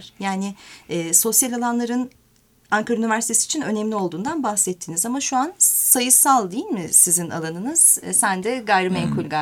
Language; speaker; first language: Turkish; native; Turkish